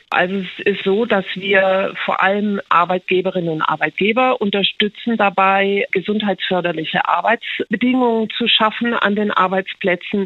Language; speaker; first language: German; native; German